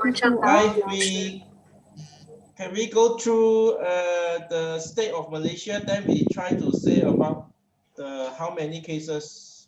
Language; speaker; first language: English; non-native, local second language; Chinese